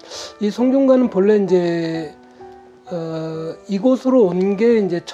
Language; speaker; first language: Korean; native; Korean